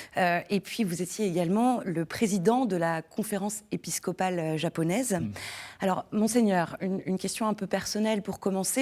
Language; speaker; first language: French; native; French